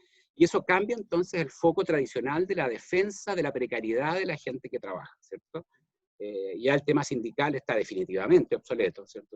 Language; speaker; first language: Spanish; native; Spanish